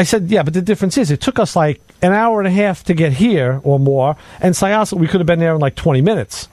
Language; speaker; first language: English; native; English